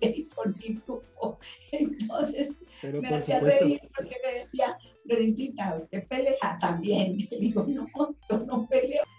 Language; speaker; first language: Spanish; native; Spanish